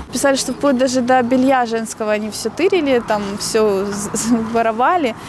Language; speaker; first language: Russian; native; Russian